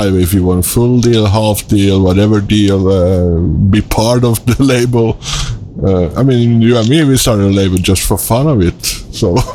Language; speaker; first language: English; non-native, fluent; Swedish